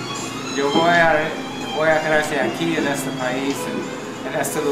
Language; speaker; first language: Spanish; non-native, learner; English